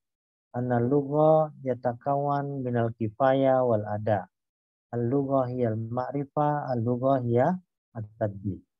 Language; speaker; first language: Arabic; non-native, learner; Indonesian